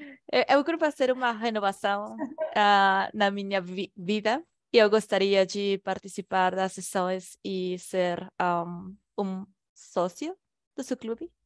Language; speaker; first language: Portuguese; non-native, fluent; Spanish